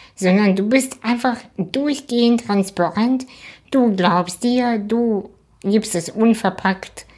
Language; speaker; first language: German; native; German